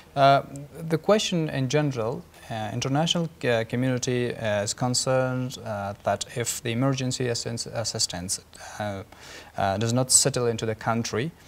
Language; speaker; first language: English; non-native, fluent; Persian